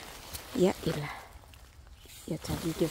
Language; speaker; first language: Danish; non-native, learner; Indonesian